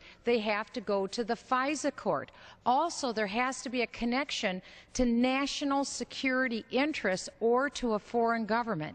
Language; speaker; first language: English; native; English